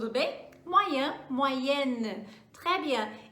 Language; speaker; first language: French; non-native, fluent; Portuguese